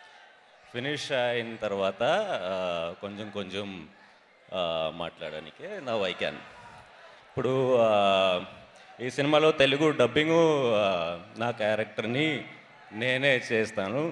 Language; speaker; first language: Telugu; non-native, learner; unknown